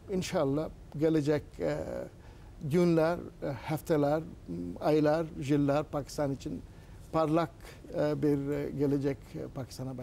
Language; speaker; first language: Turkish; non-native, learner; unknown